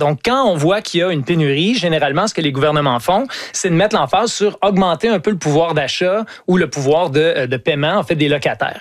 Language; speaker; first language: French; native; French